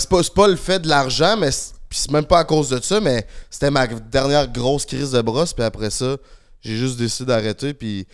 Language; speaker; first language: French; native; French